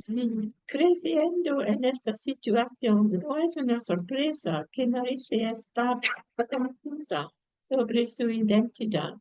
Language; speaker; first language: Spanish; non-native, fluent; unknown